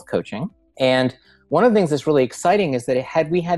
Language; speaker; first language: English; native; English